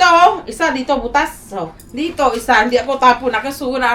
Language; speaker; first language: Filipino; non-native, learner; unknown